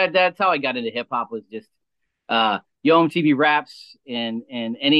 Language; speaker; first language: English; native; English